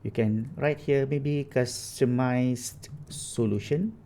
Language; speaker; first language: English; non-native, local second language; Malay